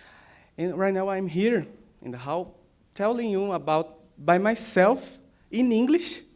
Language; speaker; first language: English; non-native, learner; Portuguese